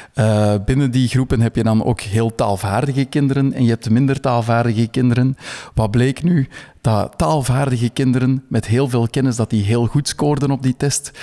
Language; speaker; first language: Dutch; native; Dutch